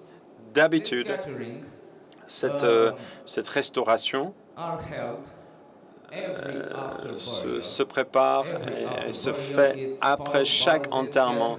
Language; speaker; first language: French; non-native, fluent; Romanian